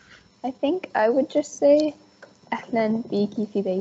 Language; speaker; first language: Arabic; non-native, learner; English